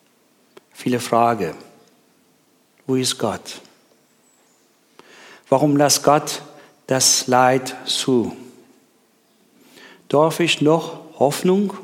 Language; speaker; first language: German; non-native, learner; Persian